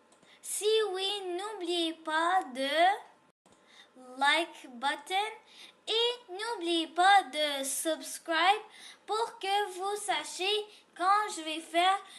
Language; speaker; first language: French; non-native, local second language; English